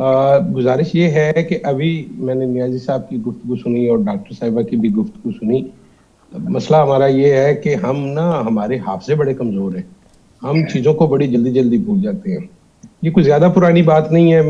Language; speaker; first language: Urdu; native; Urdu